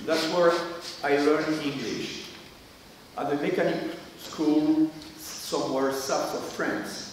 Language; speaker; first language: English; non-native, learner; French